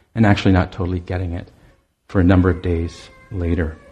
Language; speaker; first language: English; native; English